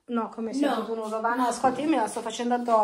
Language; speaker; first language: Italian; native; Italian